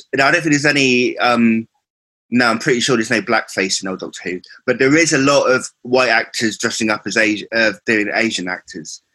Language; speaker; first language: English; native; English